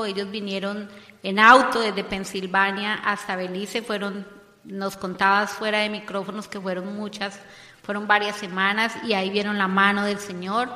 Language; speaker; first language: Spanish; native; Spanish